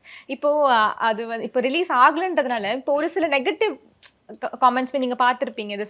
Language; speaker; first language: Tamil; native; Tamil